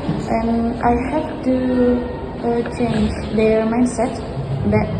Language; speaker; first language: English; non-native, fluent; Indonesian